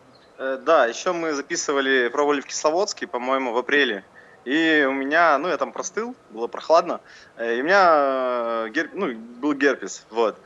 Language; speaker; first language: Russian; native; Russian